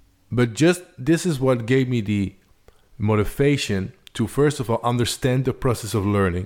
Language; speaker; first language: English; non-native, fluent; Dutch